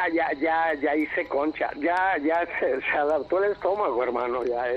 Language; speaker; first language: Spanish; native; Spanish